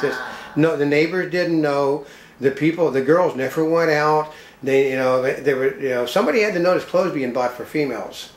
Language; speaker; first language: English; native; English